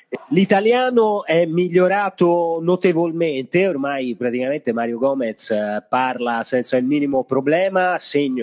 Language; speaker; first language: Italian; native; Italian